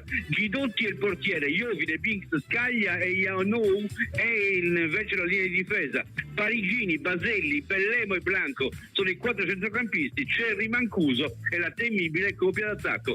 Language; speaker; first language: Italian; native; Italian